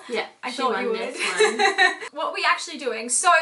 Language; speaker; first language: English; native; English